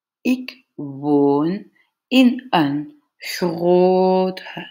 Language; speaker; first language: Dutch; non-native, fluent; French